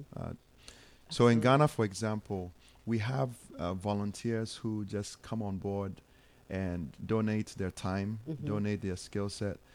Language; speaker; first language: English; non-native, local second language; Akan